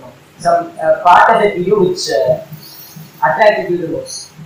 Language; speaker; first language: English; non-native, learner; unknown